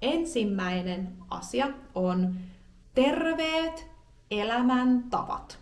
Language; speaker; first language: Finnish; native; Finnish